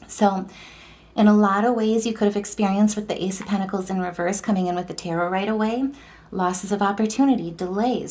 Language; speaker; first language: English; native; English